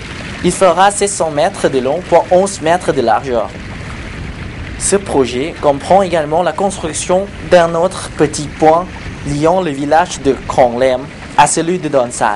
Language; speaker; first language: French; non-native, fluent; Lao